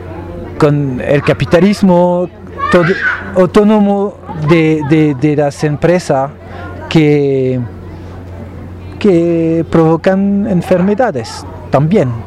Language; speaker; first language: Spanish; non-native, learner; French